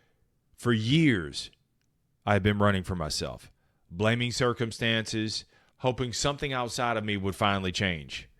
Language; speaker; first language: English; native; English